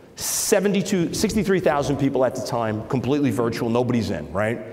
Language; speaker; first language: English; native; English